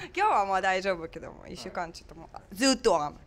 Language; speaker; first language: Japanese; non-native, learner; Russian